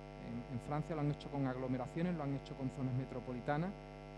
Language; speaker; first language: Spanish; native; Spanish